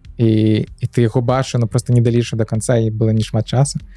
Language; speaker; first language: Belarusian; native; Belarusian